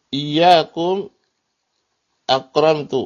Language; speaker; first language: Arabic; non-native, fluent; Indonesian